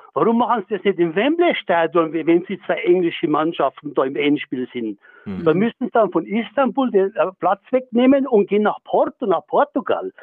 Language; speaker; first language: German; native; German